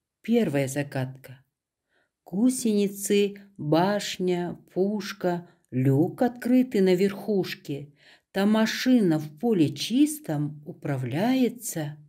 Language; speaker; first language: Russian; non-native, local second language; Kazakh